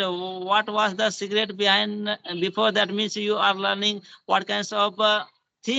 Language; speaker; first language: English; non-native, learner; Hindi